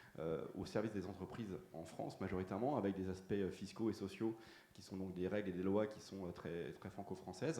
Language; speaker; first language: French; native; French